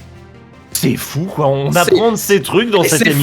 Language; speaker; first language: French; native; French